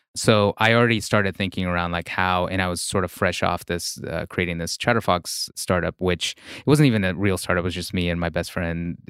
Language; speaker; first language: English; non-native, fluent; Russian